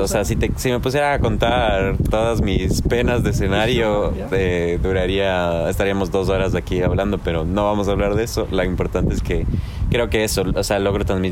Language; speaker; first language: Spanish; native; Spanish